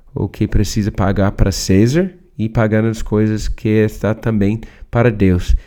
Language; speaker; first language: Portuguese; non-native, learner; English